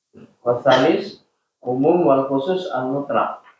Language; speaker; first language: Arabic; non-native, fluent; Indonesian